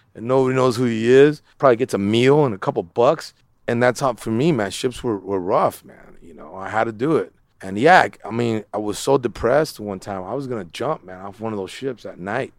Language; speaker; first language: English; native; English